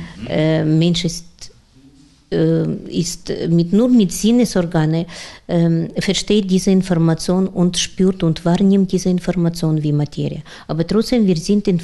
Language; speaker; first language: German; non-native, learner; Russian